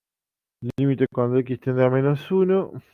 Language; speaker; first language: Spanish; native; Spanish